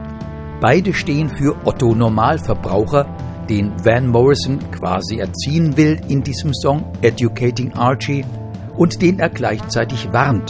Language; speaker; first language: German; native; German